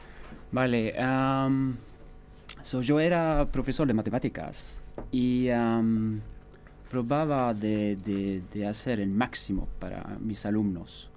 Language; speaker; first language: Spanish; non-native, fluent; French